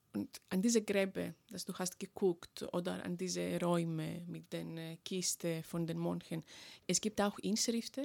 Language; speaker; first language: German; non-native, fluent; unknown